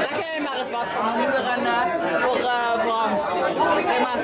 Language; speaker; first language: Dutch; native; Dutch